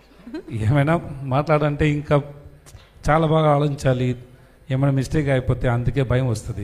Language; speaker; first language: Telugu; non-native, learner; Tamil